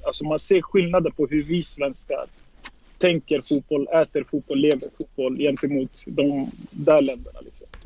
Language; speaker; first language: Swedish; early bilingual, other home language; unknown